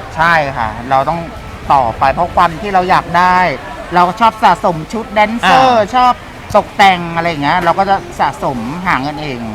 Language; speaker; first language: Thai; native; Thai